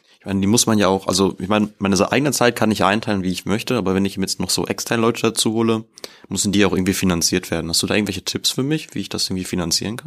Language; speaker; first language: German; native; German